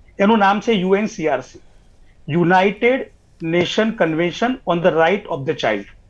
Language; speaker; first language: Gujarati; native; Gujarati